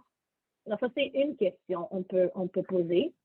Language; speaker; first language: French; non-native, learner; English